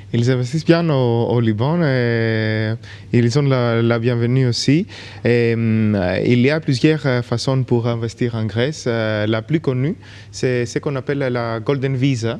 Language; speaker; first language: French; non-native, local second language; Greek